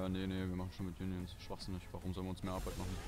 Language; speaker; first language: German; native; German